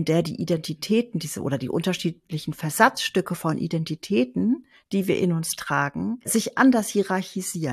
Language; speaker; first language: German; native; German